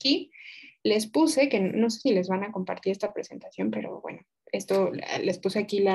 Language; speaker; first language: Spanish; native; Spanish